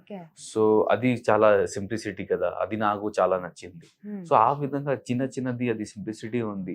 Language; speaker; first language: Telugu; non-native, learner; Hindi